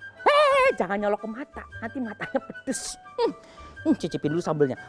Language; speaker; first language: Indonesian; native; Indonesian